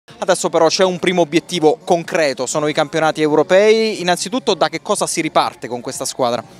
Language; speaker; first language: Italian; native; Italian